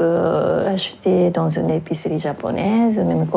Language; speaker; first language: French; non-native, fluent; Japanese